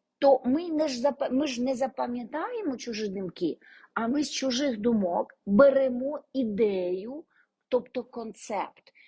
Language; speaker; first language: Ukrainian; non-native, local second language; Russian